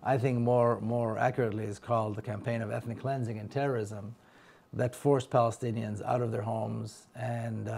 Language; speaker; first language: English; non-native, fluent; Hebrew